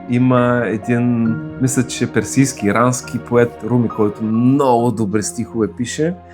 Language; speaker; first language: Bulgarian; native; Bulgarian